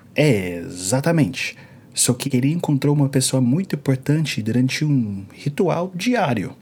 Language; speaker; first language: Portuguese; non-native, fluent; English